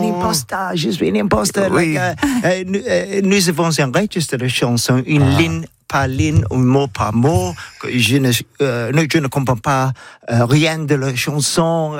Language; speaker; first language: French; non-native, learner; English